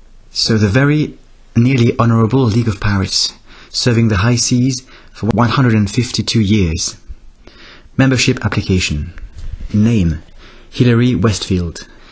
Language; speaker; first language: English; non-native, fluent; French